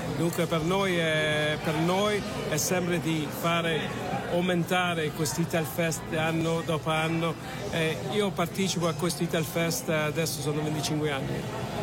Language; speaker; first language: Italian; early bilingual, heritage; Italian